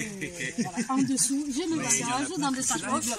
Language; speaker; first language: French; native; French